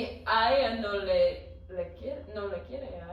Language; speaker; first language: Spanish; non-native, learner; English